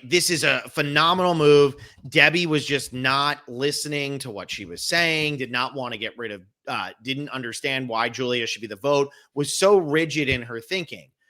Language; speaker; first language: English; native; English